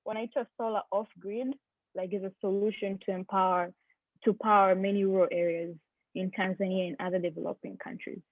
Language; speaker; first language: English; non-native, local second language; Swahili